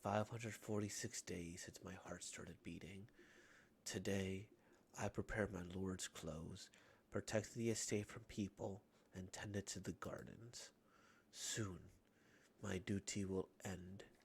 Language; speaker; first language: English; native; English